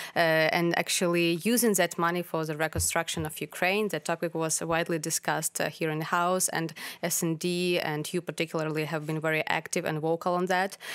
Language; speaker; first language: English; non-native, fluent; Ukrainian